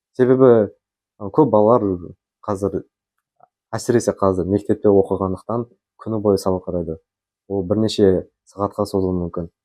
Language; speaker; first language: Kazakh; native; Kazakh